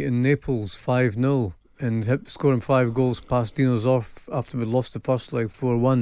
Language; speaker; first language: English; native; English